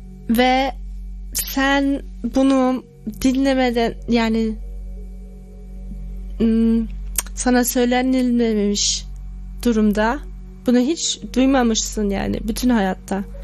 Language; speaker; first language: Turkish; non-native, learner; German